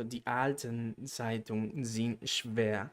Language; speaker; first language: German; non-native, learner; Spanish